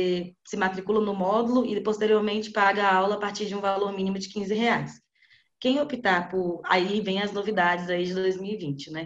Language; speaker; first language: Portuguese; native; Portuguese